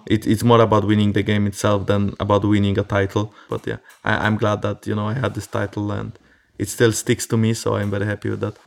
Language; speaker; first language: English; non-native, fluent; Polish